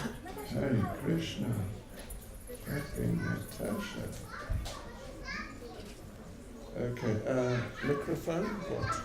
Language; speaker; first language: Russian; non-native, learner; English